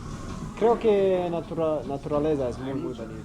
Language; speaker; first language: Spanish; non-native, learner; Bosnian